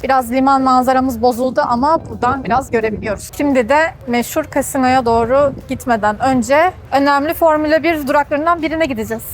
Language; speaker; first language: Turkish; native; Turkish